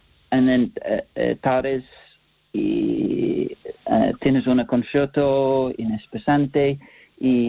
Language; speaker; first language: Spanish; non-native, learner; English